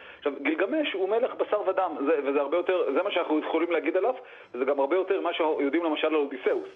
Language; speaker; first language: Hebrew; native; Hebrew